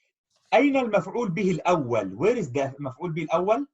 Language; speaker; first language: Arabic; non-native, fluent; English